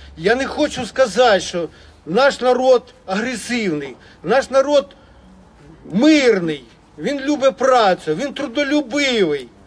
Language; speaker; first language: Ukrainian; non-native, local second language; Russian